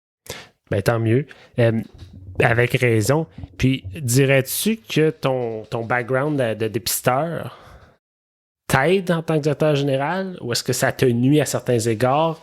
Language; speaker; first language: French; native; French